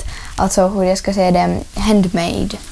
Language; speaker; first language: Swedish; non-native, learner; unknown